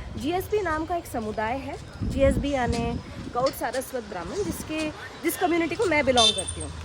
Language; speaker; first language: Hindi; non-native, local second language; Konkani